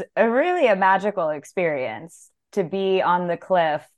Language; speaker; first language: English; native; English